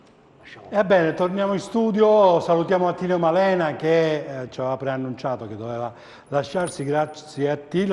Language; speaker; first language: Italian; native; Italian